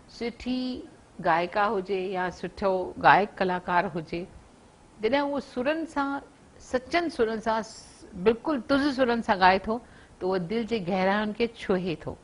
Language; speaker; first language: Sindhi; early bilingual, heritage; Sindhi